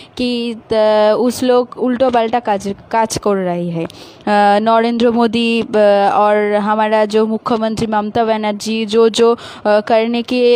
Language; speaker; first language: Hindi; non-native, local second language; Bangla